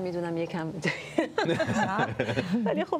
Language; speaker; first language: Persian; early bilingual, heritage; French